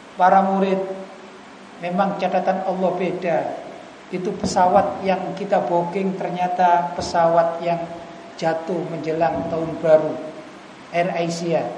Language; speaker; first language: Indonesian; native; Indonesian